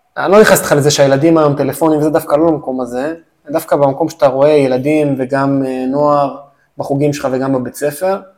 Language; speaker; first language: Hebrew; native; Hebrew